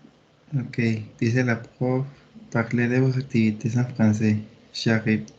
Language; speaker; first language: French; non-native, learner; Spanish